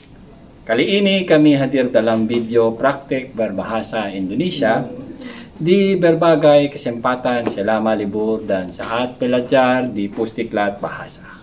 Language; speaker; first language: Indonesian; non-native, learner; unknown